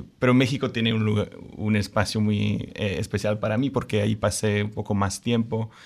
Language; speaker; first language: Spanish; non-native, fluent; French